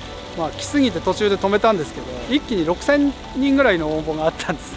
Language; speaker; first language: Japanese; native; Japanese